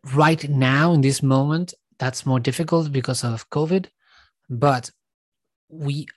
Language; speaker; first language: English; non-native, fluent; Spanish